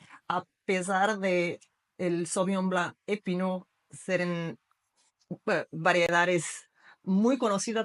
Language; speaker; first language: Spanish; non-native, fluent; Portuguese